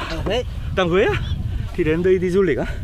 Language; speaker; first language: Vietnamese; non-native, fluent; Korean